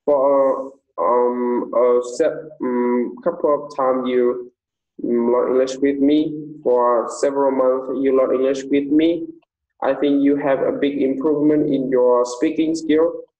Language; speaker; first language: English; non-native, fluent; Vietnamese